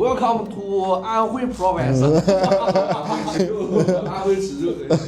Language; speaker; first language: English; non-native, learner; Chinese